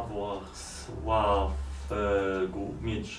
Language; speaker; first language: French; non-native, learner; Polish